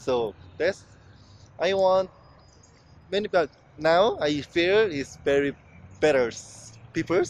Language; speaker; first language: English; non-native, learner; Korean